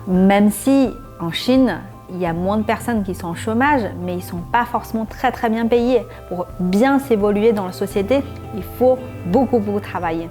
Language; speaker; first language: French; non-native, fluent; Chinese